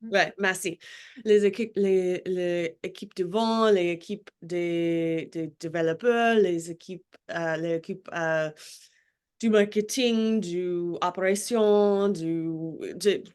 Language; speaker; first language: French; non-native, learner; English